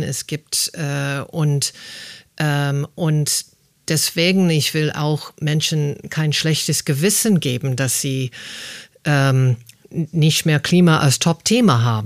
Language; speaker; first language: German; non-native, fluent; English